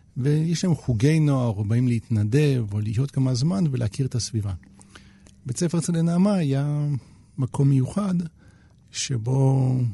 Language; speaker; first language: Hebrew; native; Hebrew